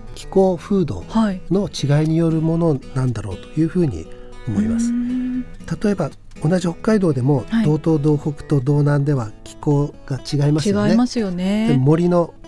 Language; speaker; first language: Japanese; native; Japanese